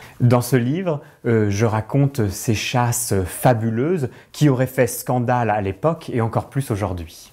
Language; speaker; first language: French; native; French